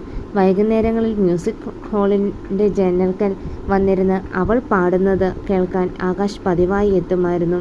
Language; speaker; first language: Malayalam; native; Malayalam